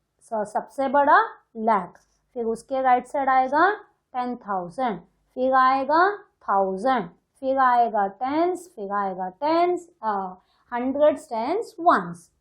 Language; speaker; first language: Hindi; non-native, local second language; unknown